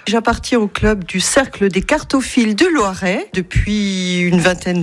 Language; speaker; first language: French; native; French